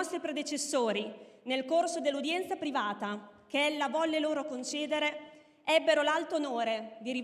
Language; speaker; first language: Italian; native; Italian